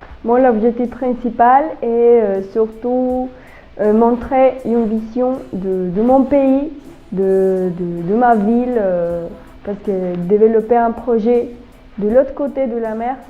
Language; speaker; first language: French; non-native, learner; Spanish